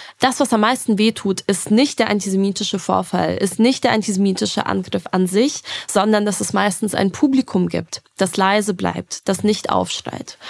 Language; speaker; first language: German; early bilingual, other home language; Russian